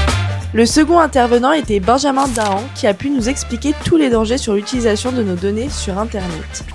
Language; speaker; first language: French; native; French